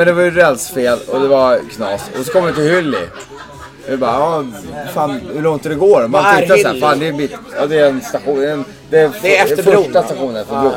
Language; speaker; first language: Swedish; native; Swedish